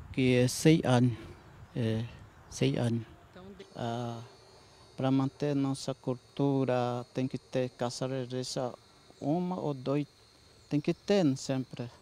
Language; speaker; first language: Portuguese; non-native, local second language; Guarani